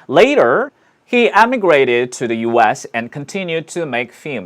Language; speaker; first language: English; non-native, fluent; Korean